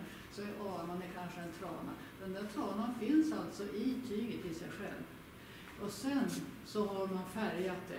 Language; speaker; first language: Swedish; native; Swedish